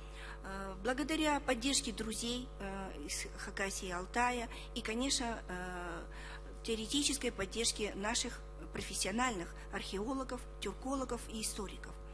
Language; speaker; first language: Russian; native; Russian